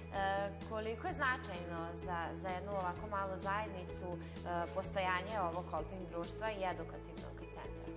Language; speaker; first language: Serbian; native; Serbian